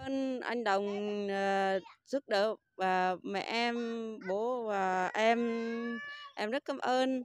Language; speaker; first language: Vietnamese; non-native, local second language; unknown